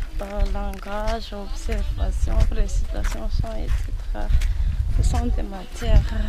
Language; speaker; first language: French; non-native, local second language; Malagasy